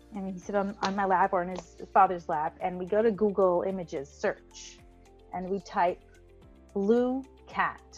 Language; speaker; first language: English; non-native, fluent; Hebrew